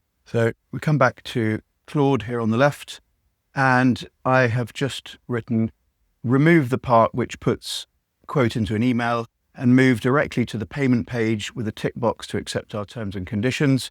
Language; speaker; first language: English; native; English